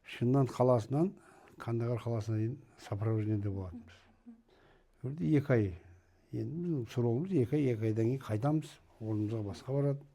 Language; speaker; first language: Kazakh; native; Kazakh